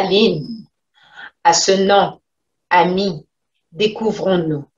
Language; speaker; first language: French; non-native, local second language; Haitian Creole